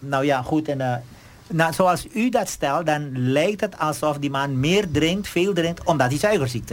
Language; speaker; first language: Dutch; native; Dutch